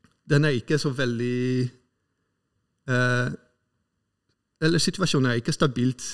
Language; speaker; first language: Norwegian; non-native, fluent; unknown